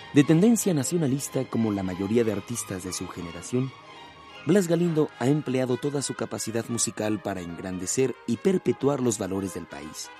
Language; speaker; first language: Spanish; native; Spanish